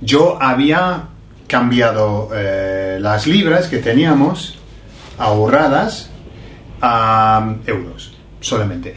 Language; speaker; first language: Spanish; non-native, fluent; English